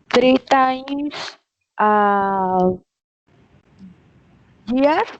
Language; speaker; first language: English; non-native, learner; Spanish